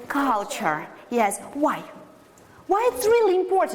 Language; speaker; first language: English; non-native, fluent; Russian